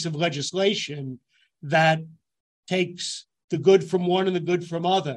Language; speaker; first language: English; native; English